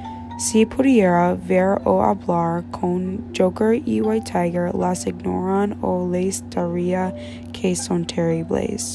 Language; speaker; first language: Spanish; non-native, learner; English